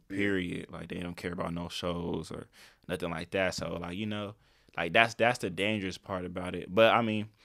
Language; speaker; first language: English; native; English